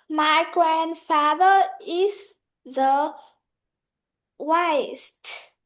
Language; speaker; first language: English; non-native, learner; Vietnamese